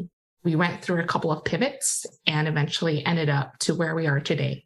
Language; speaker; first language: English; non-native, local second language; Cantonese